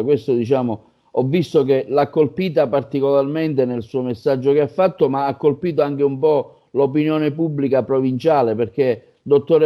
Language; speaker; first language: Italian; native; Italian